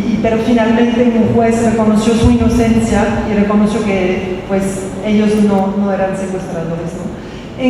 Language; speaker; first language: Spanish; non-native, fluent; French